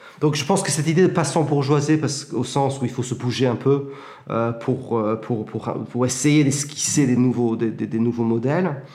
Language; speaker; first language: French; early bilingual, heritage; French